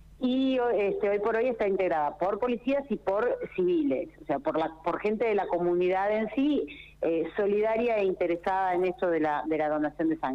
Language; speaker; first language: Spanish; native; Spanish